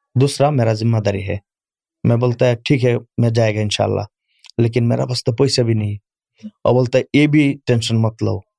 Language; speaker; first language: Urdu; non-native, learner; Bangla